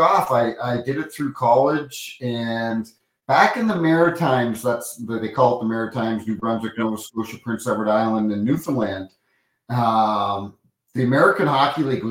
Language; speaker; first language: English; native; English